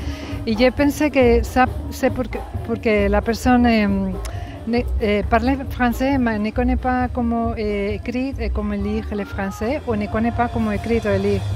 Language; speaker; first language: French; non-native, learner; Spanish